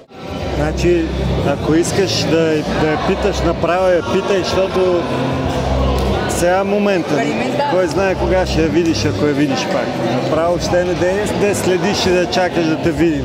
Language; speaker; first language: Bulgarian; native; Bulgarian